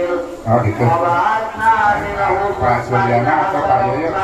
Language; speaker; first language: Indonesian; non-native, local second language; Sundanese